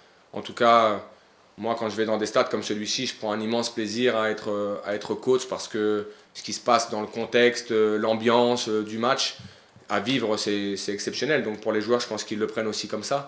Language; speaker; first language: French; native; French